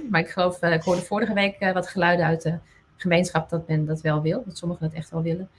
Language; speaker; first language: Dutch; non-native, local second language; Western Frisian